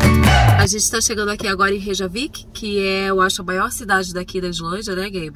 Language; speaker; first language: Portuguese; native; Portuguese